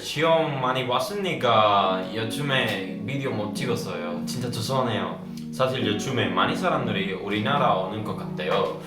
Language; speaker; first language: Korean; non-native, learner; Spanish